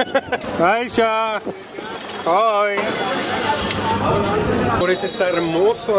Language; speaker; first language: Spanish; native; Spanish